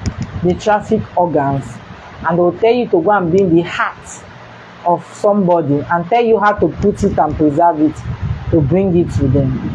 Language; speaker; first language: English; non-native, local second language; Igbo